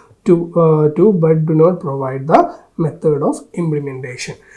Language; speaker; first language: English; non-native, local second language; Malayalam